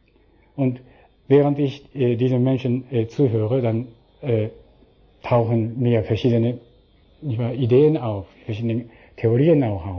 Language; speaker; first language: German; non-native, fluent; Japanese